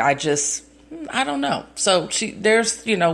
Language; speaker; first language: English; native; English